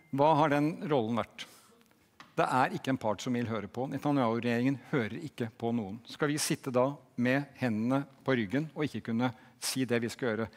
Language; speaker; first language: Norwegian; native; Norwegian